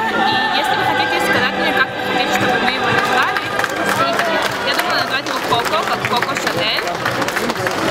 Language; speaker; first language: Russian; early bilingual, heritage; Russian